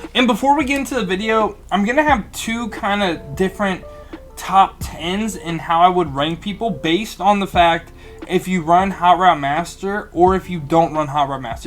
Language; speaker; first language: English; native; English